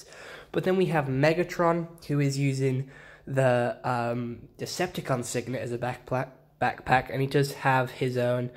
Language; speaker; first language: English; native; English